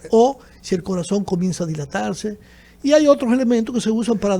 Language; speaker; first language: Spanish; native; Spanish